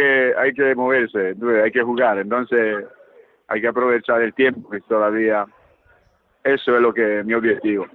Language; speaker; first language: Spanish; early bilingual, heritage; Italian